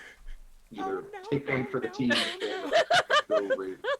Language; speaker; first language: English; native; English